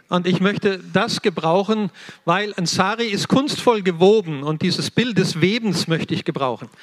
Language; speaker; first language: German; native; German